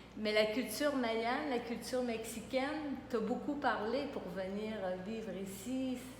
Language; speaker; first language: French; native; French